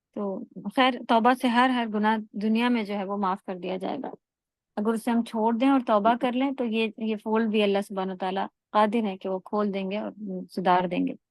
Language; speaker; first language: Urdu; native; Urdu